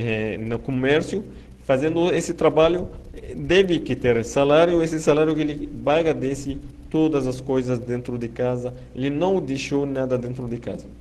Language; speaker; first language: Portuguese; non-native, fluent; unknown